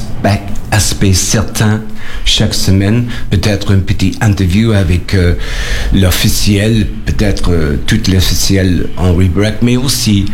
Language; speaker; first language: French; non-native, learner; English